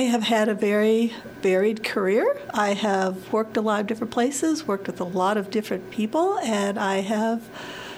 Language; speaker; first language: English; native; English